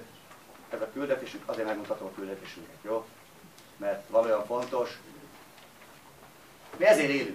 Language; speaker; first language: Hungarian; native; Hungarian